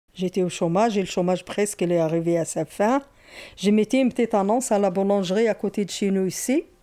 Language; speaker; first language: French; non-native, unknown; Arabic